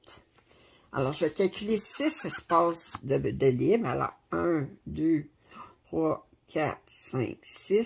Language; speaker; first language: French; native; French